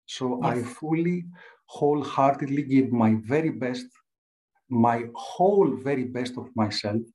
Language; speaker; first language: English; non-native, fluent; Greek